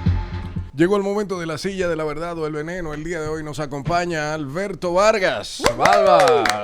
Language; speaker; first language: Spanish; native; Spanish